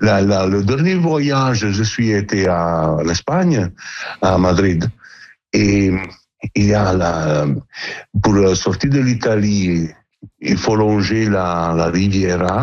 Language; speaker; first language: French; non-native, learner; Italian